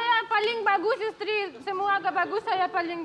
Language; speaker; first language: Indonesian; non-native, learner; Russian